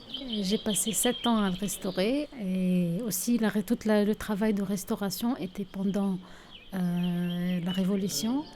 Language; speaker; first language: French; non-native, local second language; Arabic